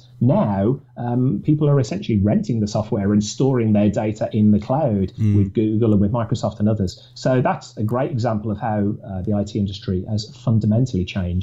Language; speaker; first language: English; native; English